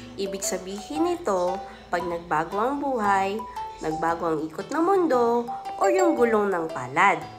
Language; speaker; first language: Filipino; non-native, local second language; Hiligaynon